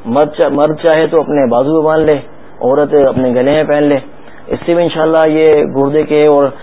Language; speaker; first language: Urdu; native; Urdu